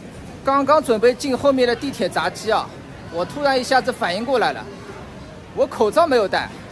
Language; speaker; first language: Chinese; non-native, local second language; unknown